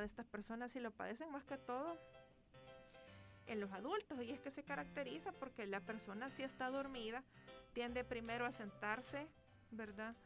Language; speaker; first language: Spanish; native; Spanish